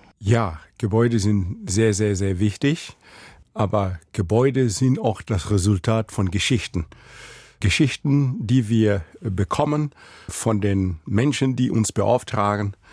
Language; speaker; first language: German; non-native, fluent; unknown